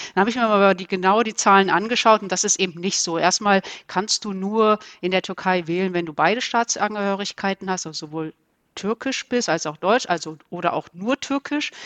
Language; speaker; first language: German; early bilingual, other home language; Turkish